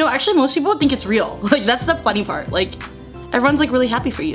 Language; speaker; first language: English; early bilingual, other home language; Vietnamese